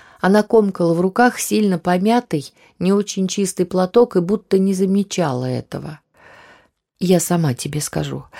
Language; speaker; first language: Russian; native; Russian